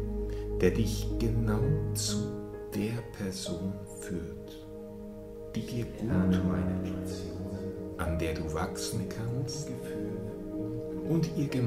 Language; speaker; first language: German; native; German